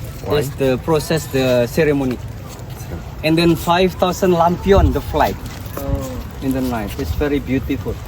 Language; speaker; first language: English; non-native, learner; Indonesian